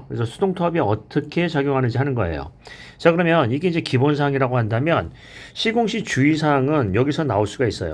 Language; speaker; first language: Korean; native; Korean